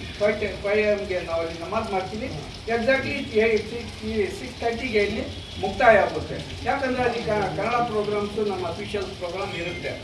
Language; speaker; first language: Kannada; non-native, local second language; Urdu